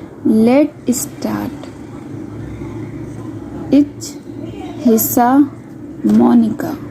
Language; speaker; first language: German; non-native, learner; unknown